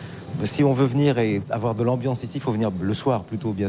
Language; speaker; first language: French; native; French